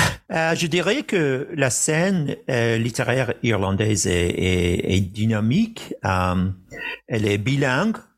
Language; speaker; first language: French; non-native, fluent; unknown